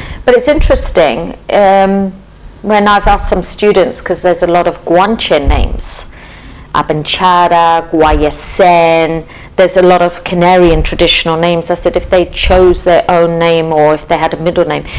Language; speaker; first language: English; native; English